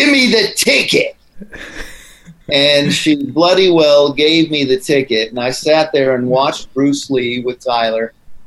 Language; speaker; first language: English; native; English